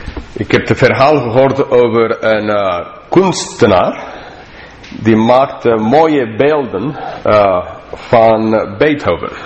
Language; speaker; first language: Dutch; non-native, fluent; English